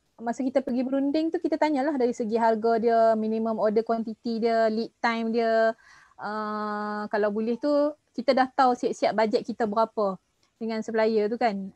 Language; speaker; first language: Malay; native; Malay